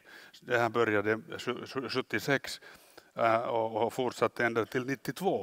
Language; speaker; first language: Swedish; non-native, local second language; Finnish